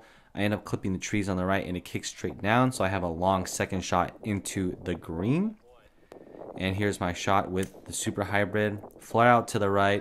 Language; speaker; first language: English; native; English